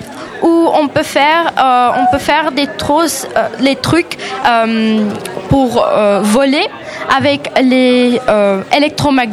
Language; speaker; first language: French; non-native, learner; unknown